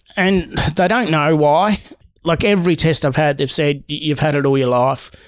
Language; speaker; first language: English; native; English